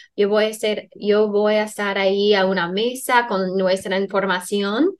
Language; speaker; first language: Spanish; non-native, fluent; English